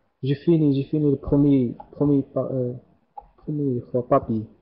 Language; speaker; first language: French; non-native, learner; Arabic